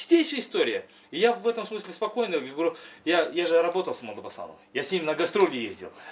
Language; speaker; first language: Russian; non-native, local second language; Kyrgyz